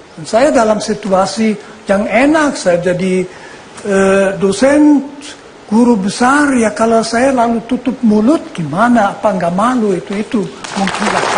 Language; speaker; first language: Indonesian; non-native, fluent; German